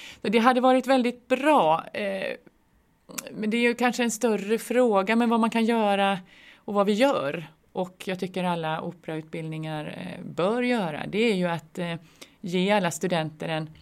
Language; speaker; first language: Swedish; native; Swedish